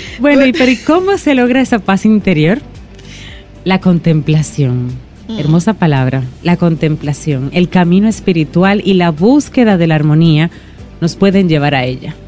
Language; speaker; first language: Spanish; native; Spanish